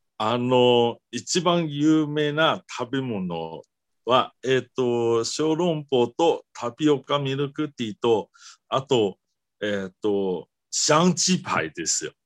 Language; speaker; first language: Japanese; non-native, learner; Chinese